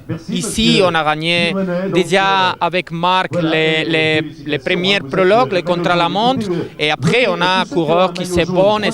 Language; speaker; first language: French; non-native, learner; Spanish